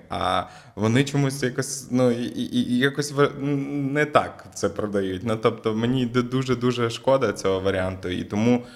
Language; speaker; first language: Ukrainian; native; Ukrainian